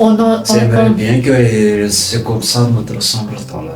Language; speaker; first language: French; non-native, local second language; Malagasy